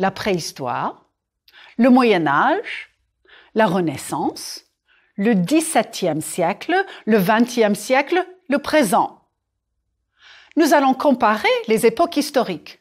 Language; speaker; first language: French; non-native, fluent; English